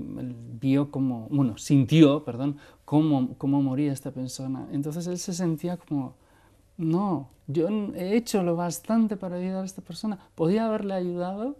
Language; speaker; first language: Spanish; non-native, local second language; Basque